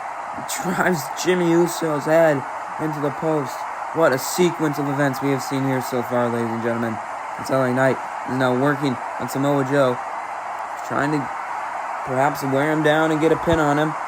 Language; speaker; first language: English; native; English